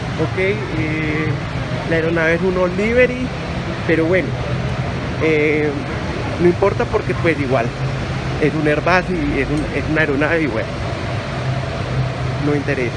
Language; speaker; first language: Spanish; native; Spanish